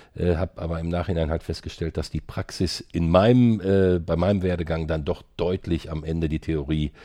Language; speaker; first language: German; native; German